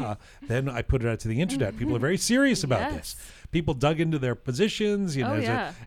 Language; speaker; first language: English; native; English